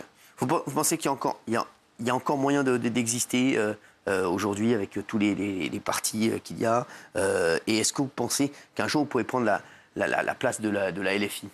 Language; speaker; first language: French; native; French